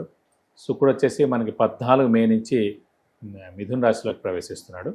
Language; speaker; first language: Telugu; native; Telugu